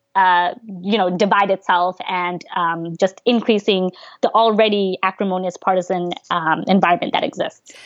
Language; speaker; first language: English; early bilingual, other home language; Bangla